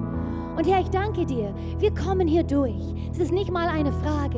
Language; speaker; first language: German; non-native, fluent; English